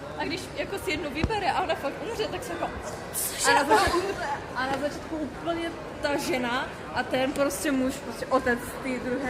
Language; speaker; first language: Czech; non-native, learner; Ukrainian